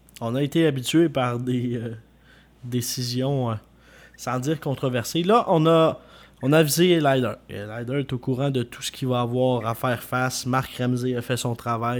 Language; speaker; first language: French; native; French